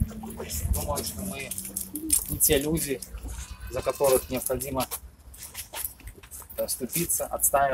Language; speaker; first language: Russian; native; Russian